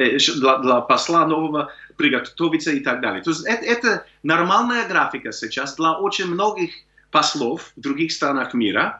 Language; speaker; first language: Russian; non-native, fluent; English